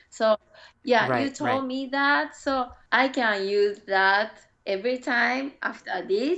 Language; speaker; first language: English; non-native, learner; Japanese